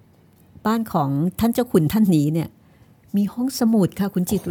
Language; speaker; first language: Thai; native; Thai